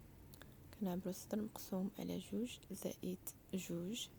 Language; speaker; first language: Arabic; native; Arabic